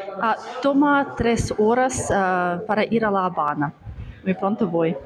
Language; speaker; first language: Spanish; non-native, fluent; Russian